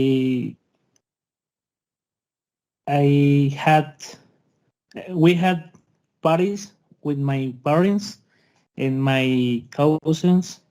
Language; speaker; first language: English; non-native, learner; Spanish